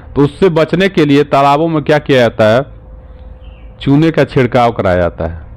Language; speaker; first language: Hindi; native; Hindi